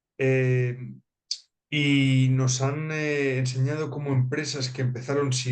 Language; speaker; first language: Spanish; native; Spanish